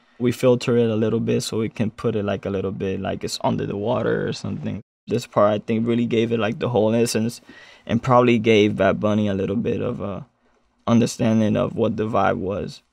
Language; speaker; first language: English; non-native, local second language; Spanish